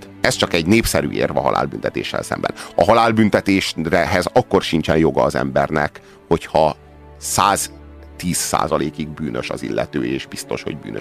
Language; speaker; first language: Hungarian; native; Hungarian